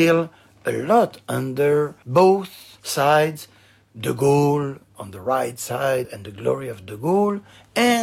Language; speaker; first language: English; non-native, fluent; French